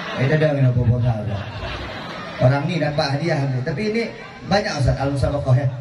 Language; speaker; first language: Malay; non-native, local second language; Achinese